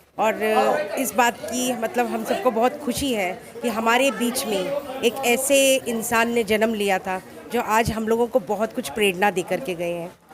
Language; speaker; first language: Hindi; native; Hindi